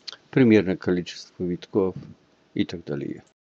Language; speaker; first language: Russian; non-native, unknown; Polish